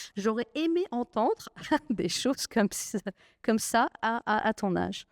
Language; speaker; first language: French; non-native, local second language; Arabic